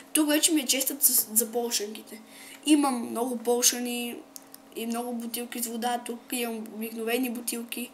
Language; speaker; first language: Bulgarian; native; Bulgarian